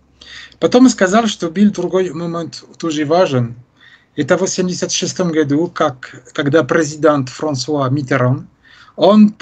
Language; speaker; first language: Russian; non-native, fluent; French